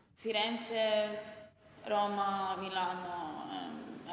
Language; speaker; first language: Italian; non-native, learner; Greek